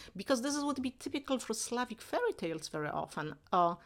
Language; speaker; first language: English; non-native, fluent; Polish